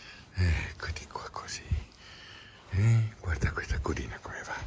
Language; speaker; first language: Italian; native; Italian